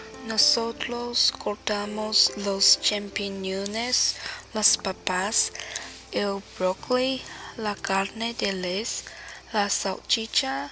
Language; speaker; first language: Spanish; non-native, learner; Chinese